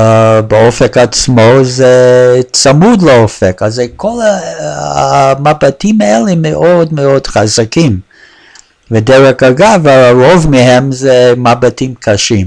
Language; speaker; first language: Hebrew; non-native, fluent; English